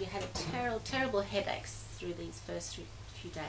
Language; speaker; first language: English; early bilingual, other home language; German